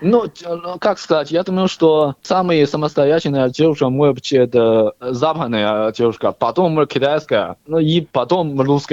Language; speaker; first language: Russian; non-native, learner; Chinese